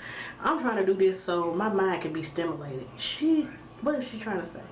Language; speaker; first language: English; native; English